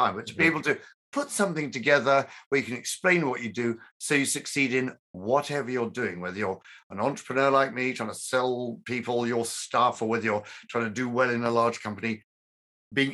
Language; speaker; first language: English; native; English